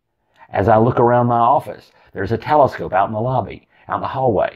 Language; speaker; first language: English; native; English